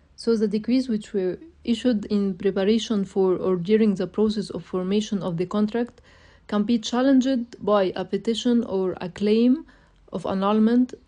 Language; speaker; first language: English; non-native, fluent; Arabic